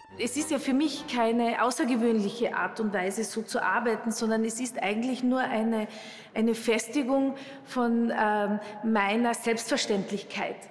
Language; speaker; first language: German; non-native, local second language; Slovenian